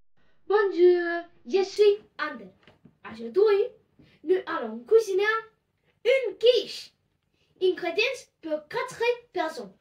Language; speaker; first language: French; non-native, learner; Spanish